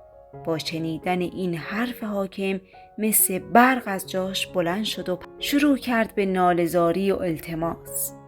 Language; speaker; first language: Persian; native; Persian